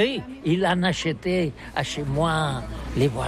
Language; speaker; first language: French; non-native, learner; Catalan